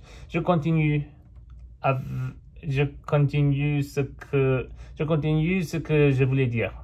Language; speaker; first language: French; non-native, fluent; English